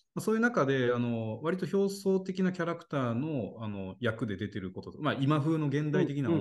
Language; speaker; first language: Japanese; native; Japanese